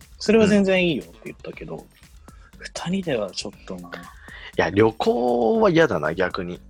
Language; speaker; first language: Japanese; native; Japanese